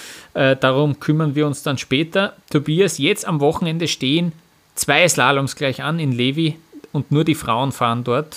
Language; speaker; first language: German; native; German